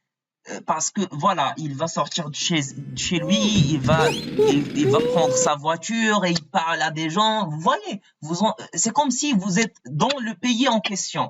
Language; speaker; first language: French; non-native, fluent; Arabic